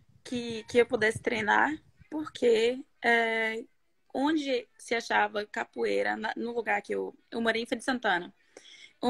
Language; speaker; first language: Portuguese; non-native, fluent; Norwegian